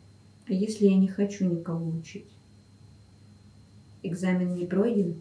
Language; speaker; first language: Russian; native; Russian